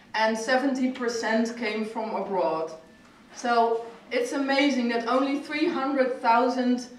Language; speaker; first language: English; non-native, fluent; Dutch